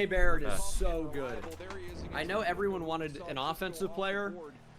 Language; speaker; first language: English; native; English